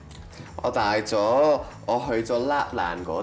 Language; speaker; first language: Cantonese; non-native, local second language; French